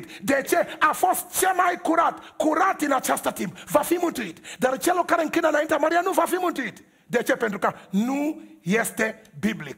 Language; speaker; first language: Romanian; non-native, learner; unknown